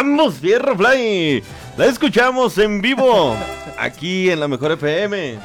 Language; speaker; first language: Spanish; native; Spanish